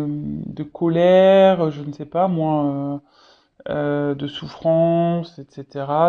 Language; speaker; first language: French; native; French